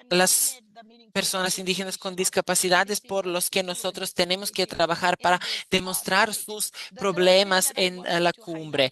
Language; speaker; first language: Spanish; non-native, fluent; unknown